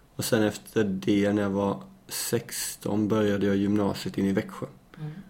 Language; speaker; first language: Swedish; native; Swedish